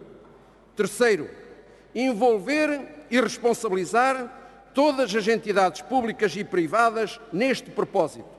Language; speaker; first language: Portuguese; native; Portuguese